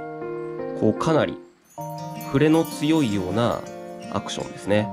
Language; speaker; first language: Japanese; native; Japanese